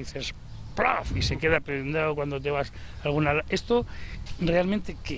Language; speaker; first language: Spanish; native; Spanish